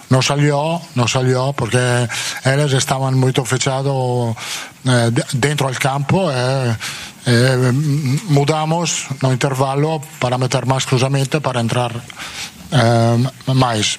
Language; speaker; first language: Portuguese; non-native, fluent; Italian